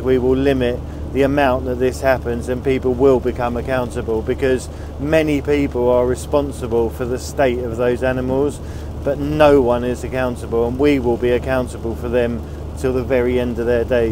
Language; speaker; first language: English; native; English